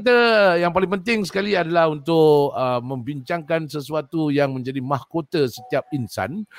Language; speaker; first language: Malay; native; Malay